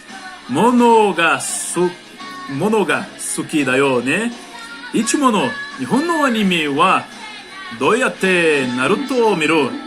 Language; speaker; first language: Japanese; non-native, learner; Portuguese